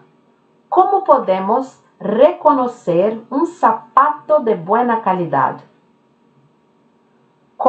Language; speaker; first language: Spanish; non-native, fluent; Norwegian